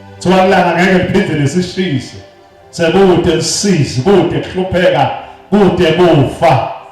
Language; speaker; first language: Zulu; non-native, local second language; Swati